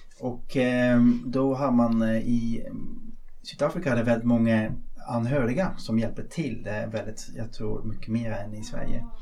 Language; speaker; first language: Swedish; non-native, fluent; Dutch